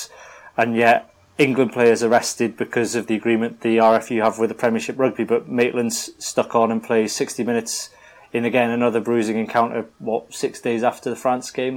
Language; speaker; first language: English; native; English